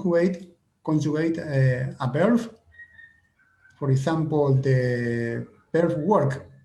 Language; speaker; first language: English; non-native, fluent; Spanish